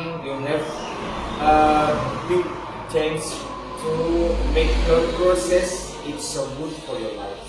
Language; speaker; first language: English; non-native, learner; Indonesian